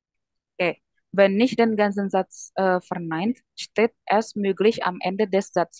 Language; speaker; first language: German; non-native, fluent; Indonesian